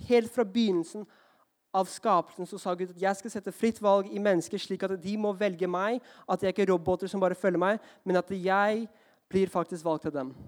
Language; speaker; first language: Norwegian; early bilingual, heritage; Norwegian